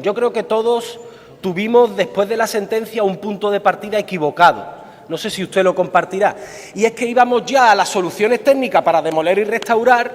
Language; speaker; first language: Spanish; native; Spanish